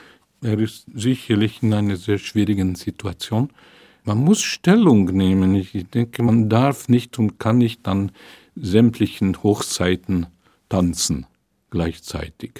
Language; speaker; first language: German; non-native, fluent; Hungarian